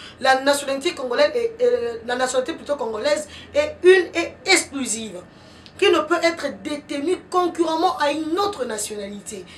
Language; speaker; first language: French; non-native, local second language; Lingala